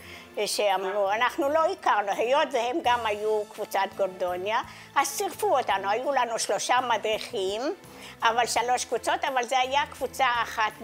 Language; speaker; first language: Hebrew; non-native, fluent; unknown